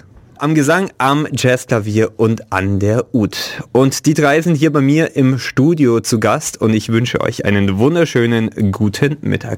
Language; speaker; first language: German; native; German